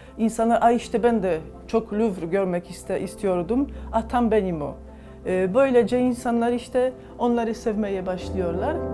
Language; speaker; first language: Turkish; non-native, fluent; Polish